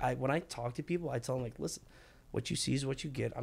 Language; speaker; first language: English; early bilingual, other home language; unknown